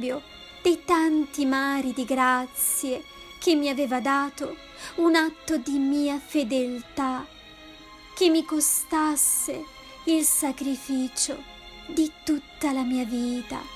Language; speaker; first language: Italian; native; Italian